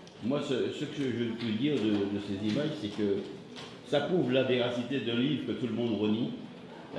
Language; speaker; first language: French; native; French